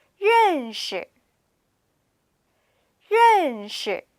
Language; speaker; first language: Chinese; non-native, fluent; Korean